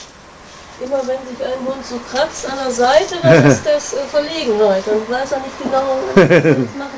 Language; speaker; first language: German; native; German